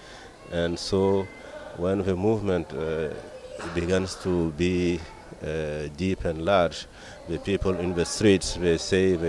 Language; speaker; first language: English; non-native, learner; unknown